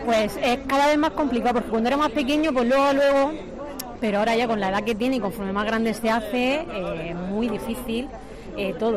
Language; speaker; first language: Spanish; native; Spanish